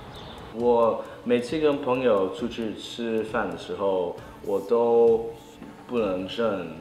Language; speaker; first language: Chinese; early bilingual, heritage; Chinese